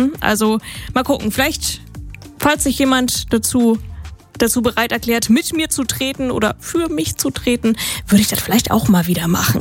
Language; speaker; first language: German; native; German